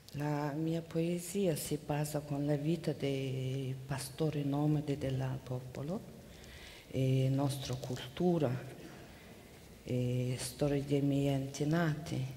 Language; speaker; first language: Italian; non-native, learner; Mongolian